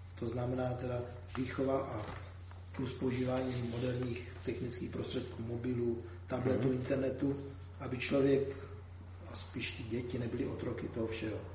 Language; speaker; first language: Czech; native; Czech